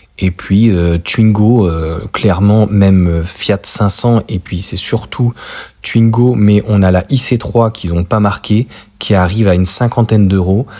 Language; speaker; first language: French; native; French